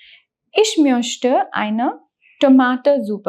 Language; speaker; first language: German; non-native, fluent; English